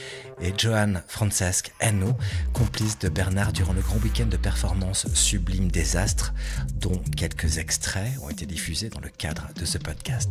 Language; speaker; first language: French; native; French